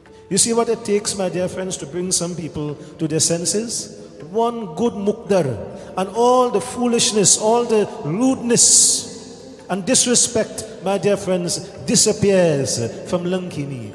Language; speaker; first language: English; native; English